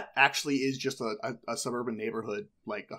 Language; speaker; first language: English; native; English